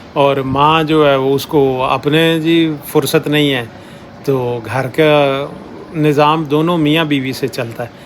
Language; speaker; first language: Urdu; non-native, local second language; Punjabi